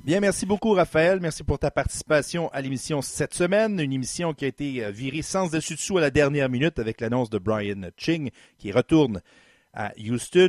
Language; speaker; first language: French; native; French